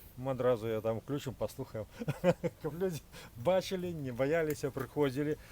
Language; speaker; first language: Belarusian; native; Belarusian